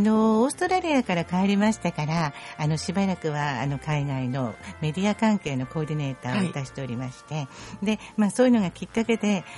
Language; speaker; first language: Japanese; native; Japanese